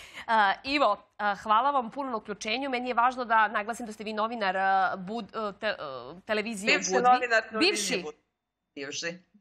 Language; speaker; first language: Serbian; native; Serbian